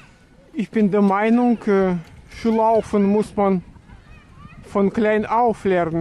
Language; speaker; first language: German; non-native, fluent; Russian